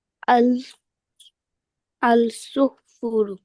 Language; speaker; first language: Arabic; non-native, learner; Bangla